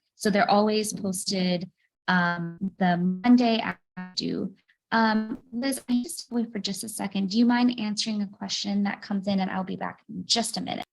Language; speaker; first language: English; native; English